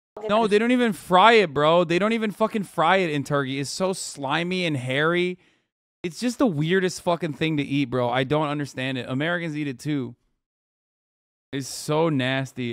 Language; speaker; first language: English; early bilingual, other home language; Turkish